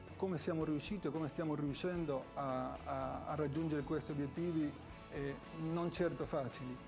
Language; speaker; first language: Italian; non-native, fluent; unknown